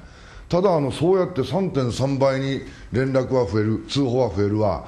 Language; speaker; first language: Japanese; native; Japanese